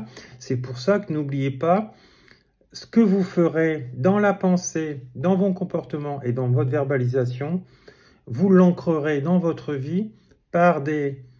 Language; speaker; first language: French; native; French